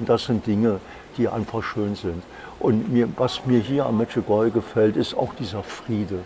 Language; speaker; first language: German; native; German